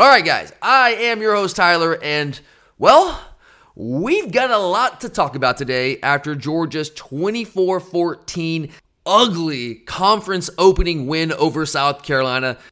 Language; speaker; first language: English; native; English